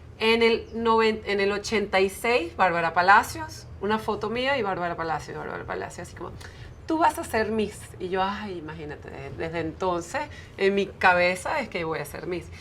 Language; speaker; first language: Spanish; early bilingual, heritage; Spanish